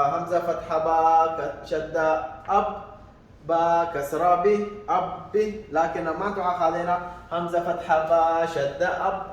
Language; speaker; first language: Arabic; non-native, local second language; Somali